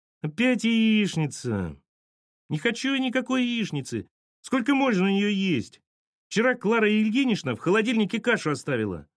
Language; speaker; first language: Russian; native; Russian